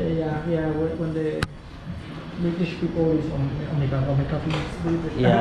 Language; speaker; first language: English; non-native, learner; Spanish